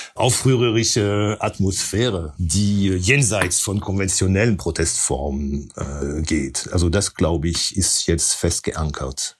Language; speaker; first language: German; non-native, fluent; French